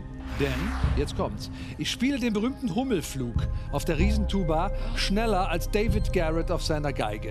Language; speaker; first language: German; native; German